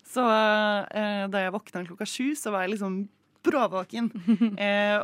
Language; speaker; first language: Norwegian; native; Norwegian